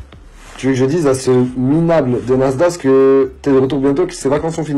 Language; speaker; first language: French; native; French